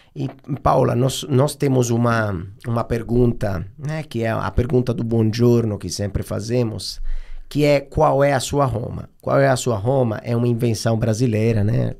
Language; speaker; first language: Portuguese; non-native, fluent; Italian